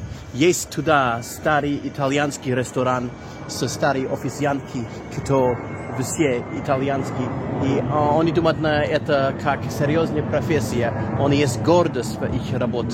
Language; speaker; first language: Russian; non-native, learner; English